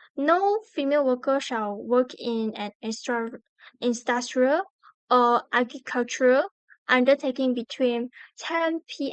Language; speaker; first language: English; non-native, learner; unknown